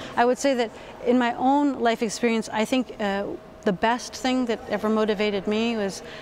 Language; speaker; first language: English; native; English